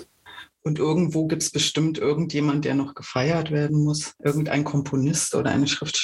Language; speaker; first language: German; native; German